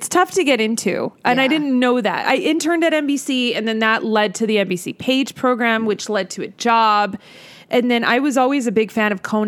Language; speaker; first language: English; native; English